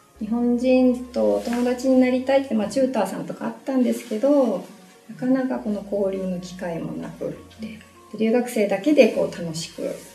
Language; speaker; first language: Japanese; native; Japanese